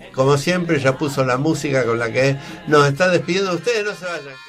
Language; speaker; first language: Spanish; native; Spanish